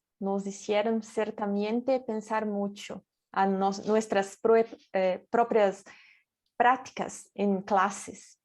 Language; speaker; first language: Spanish; non-native, fluent; Portuguese